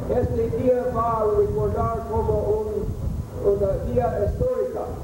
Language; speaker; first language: Spanish; non-native, learner; English